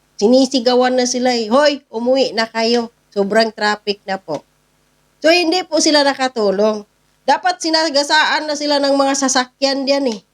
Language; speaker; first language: Filipino; non-native, local second language; Cebuano